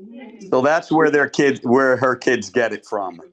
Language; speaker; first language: English; native; English